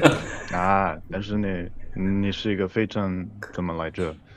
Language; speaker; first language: Chinese; non-native, fluent; Portuguese